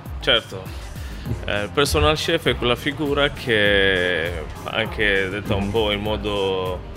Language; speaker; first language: Italian; non-native, fluent; Romanian